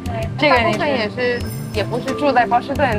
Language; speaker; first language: Chinese; early bilingual, heritage; Chinese